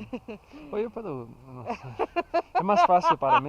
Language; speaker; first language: Spanish; non-native, learner; English